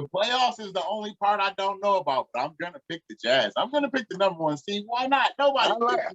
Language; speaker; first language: English; native; English